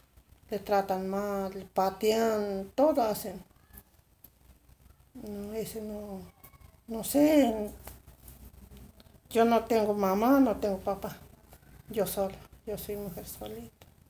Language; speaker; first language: Spanish; non-native, local second language; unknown